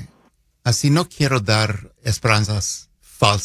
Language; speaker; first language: Spanish; non-native, fluent; English